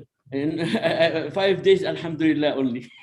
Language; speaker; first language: English; non-native, learner; Arabic